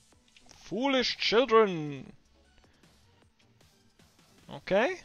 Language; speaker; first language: English; non-native, fluent; German